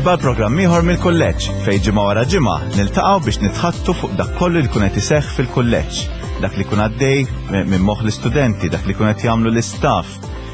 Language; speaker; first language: Maltese; native; Maltese